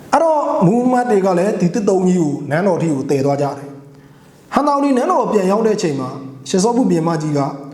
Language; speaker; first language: Burmese; non-native, local second language; Mon